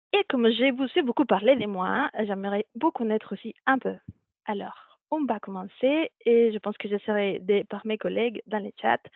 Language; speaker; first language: French; non-native, fluent; Spanish